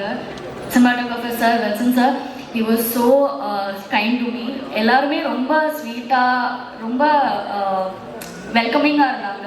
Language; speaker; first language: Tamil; non-native, learner; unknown